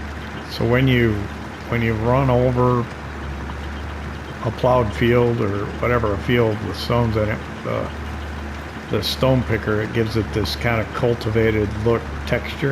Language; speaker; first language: English; native; English